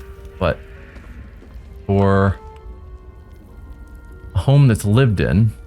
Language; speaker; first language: English; native; English